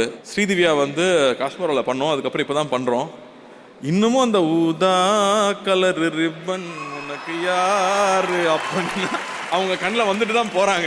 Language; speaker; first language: Tamil; native; Tamil